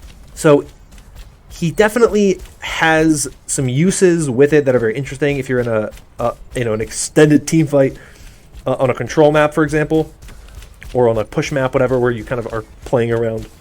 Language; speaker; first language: English; native; English